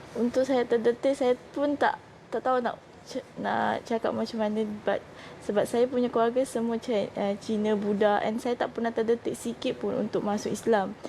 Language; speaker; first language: Malay; non-native, local second language; Chinese